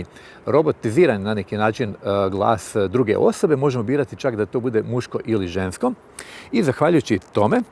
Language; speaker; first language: Croatian; native; Croatian